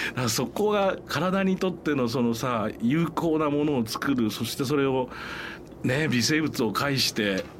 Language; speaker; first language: Japanese; native; Japanese